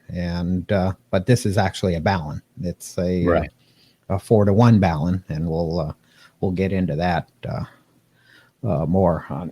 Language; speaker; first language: English; native; English